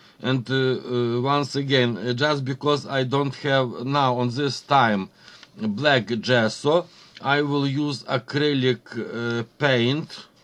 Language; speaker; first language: English; non-native, learner; Ukrainian